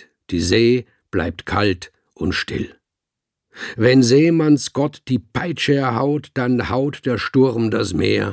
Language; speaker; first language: German; native; German